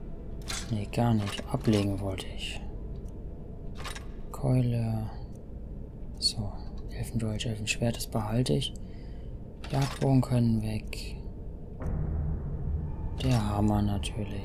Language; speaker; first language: German; native; German